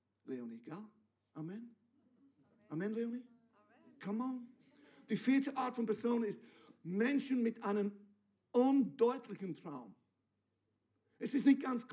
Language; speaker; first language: German; non-native, fluent; English